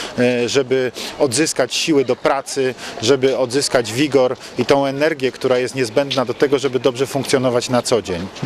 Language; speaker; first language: Polish; native; Polish